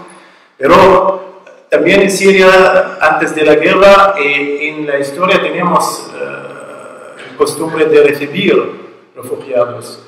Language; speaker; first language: Spanish; non-native, learner; Arabic